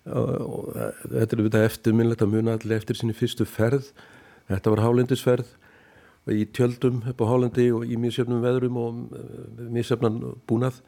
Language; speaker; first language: Icelandic; native; Icelandic